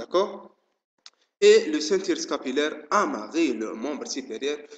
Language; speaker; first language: French; non-native, local second language; Arabic